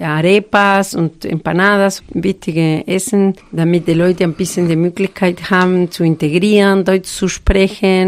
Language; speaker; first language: German; non-native, fluent; Spanish